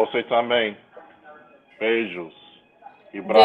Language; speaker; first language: Portuguese; non-native, learner; English